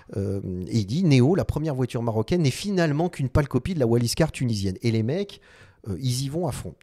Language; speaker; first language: French; non-native, local second language; Arabic